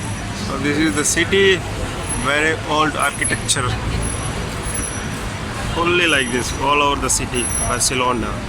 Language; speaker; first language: English; non-native, local second language; Tamil